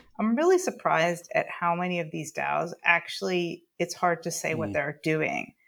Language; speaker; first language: English; native; English